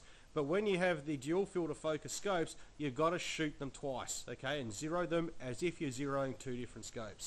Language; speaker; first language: English; native; English